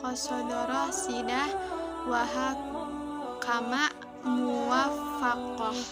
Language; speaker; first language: Arabic; non-native, learner; Indonesian